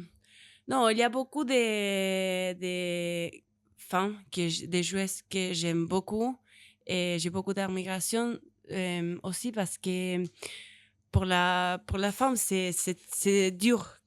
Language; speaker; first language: French; non-native, learner; Spanish